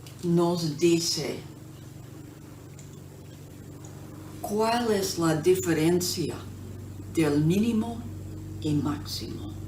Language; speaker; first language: Spanish; non-native, fluent; English